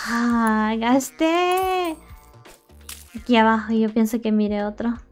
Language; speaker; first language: Spanish; non-native, learner; English